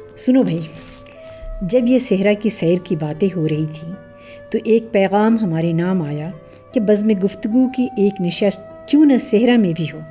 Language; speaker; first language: Urdu; native; Urdu